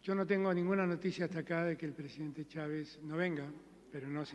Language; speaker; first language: Spanish; native; Spanish